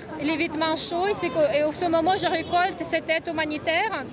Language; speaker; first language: French; non-native, fluent; Russian